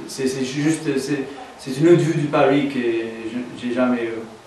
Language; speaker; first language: French; non-native, learner; English